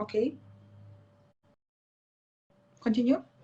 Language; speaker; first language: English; non-native, learner; Russian